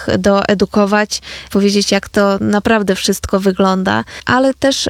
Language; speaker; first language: Polish; non-native, fluent; Ukrainian